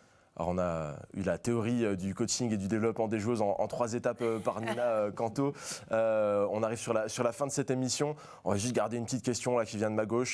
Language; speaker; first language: French; native; French